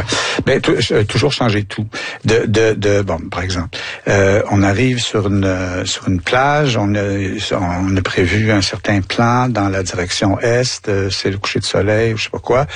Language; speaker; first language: French; native; French